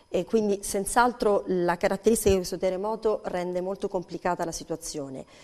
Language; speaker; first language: Italian; native; Italian